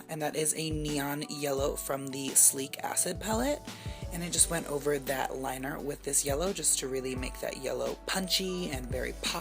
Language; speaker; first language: English; native; English